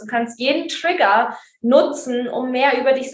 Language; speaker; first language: German; native; German